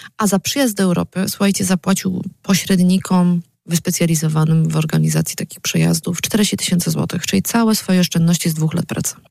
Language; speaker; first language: Polish; native; Polish